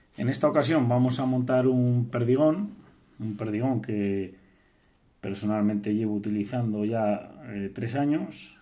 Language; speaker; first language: Spanish; native; Spanish